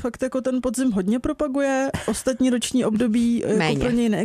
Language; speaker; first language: Czech; native; Czech